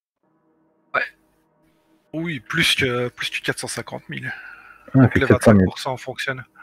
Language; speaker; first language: French; native; French